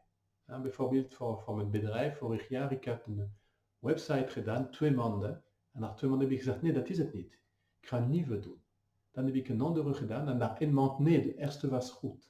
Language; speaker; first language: Dutch; non-native, fluent; French